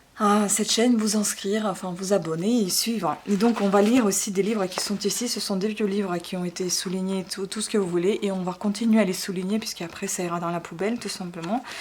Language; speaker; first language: French; non-native, fluent; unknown